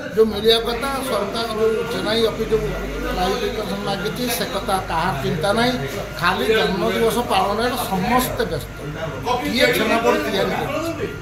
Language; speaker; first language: Odia; native; Odia